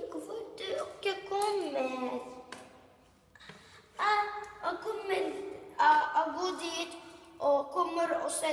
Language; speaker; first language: Norwegian; non-native, learner; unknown